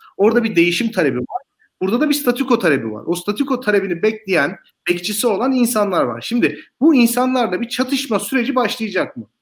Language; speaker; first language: Turkish; native; Turkish